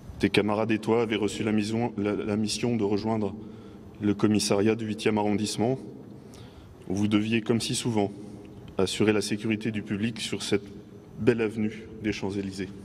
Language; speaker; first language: French; native; French